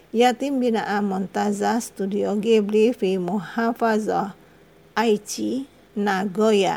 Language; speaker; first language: Arabic; non-native, fluent; Indonesian